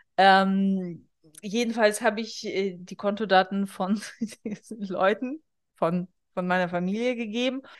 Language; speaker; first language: German; non-native, fluent; Russian